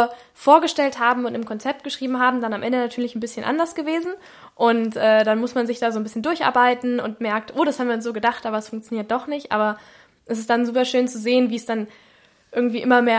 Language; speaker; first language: German; native; German